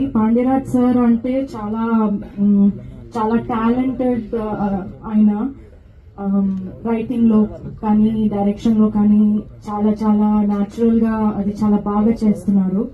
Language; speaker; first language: Telugu; non-native, fluent; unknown